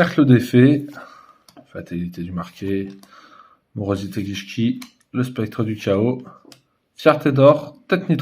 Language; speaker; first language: French; native; French